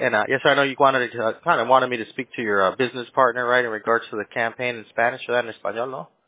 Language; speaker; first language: English; early bilingual, other home language; Spanish